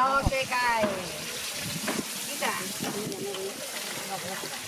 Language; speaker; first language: Spanish; native; Spanish